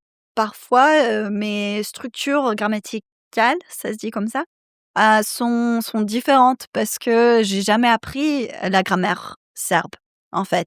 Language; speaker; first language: French; non-native, fluent; Serbian